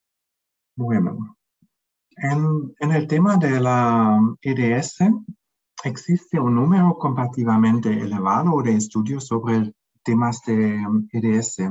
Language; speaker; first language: Spanish; non-native, fluent; German